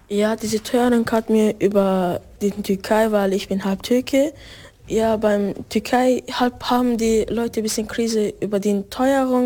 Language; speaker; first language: German; early bilingual, other home language; Turkish